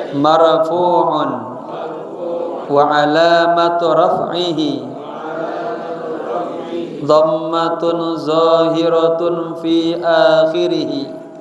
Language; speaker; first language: Arabic; non-native, fluent; Indonesian